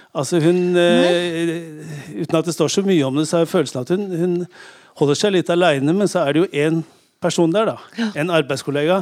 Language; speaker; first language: Norwegian; native; Norwegian